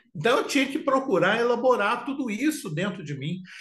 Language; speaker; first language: Portuguese; native; Portuguese